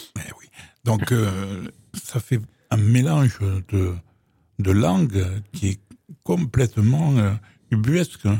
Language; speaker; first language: French; native; French